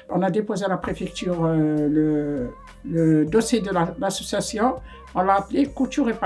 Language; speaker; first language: French; non-native, fluent; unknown